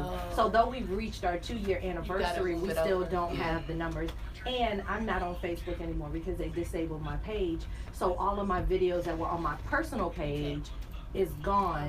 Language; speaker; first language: English; native; English